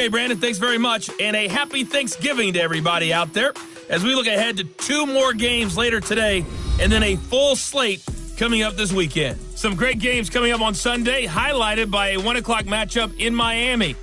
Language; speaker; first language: English; native; English